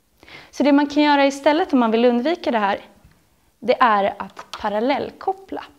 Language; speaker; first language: Swedish; native; Swedish